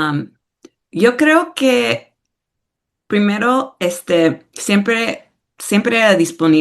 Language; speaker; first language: Spanish; early bilingual, heritage; English